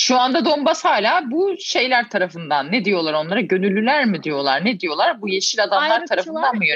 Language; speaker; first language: Turkish; native; Turkish